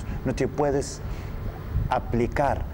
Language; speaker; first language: Spanish; non-native, learner; Arabic